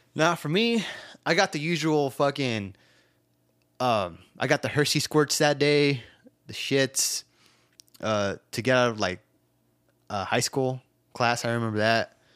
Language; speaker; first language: English; native; English